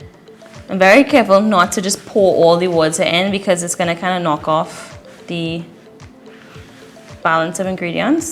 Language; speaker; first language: English; native; English